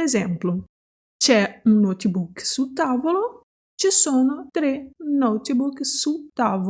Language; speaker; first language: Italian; non-native, fluent; Portuguese